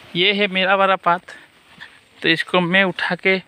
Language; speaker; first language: Hindi; non-native, local second language; Assamese